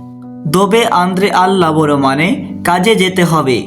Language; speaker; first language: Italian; non-native, learner; Bangla